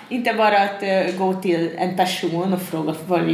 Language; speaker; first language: Swedish; non-native, fluent; Hungarian